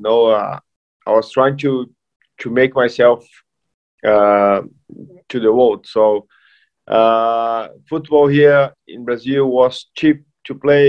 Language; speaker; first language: English; non-native, fluent; Portuguese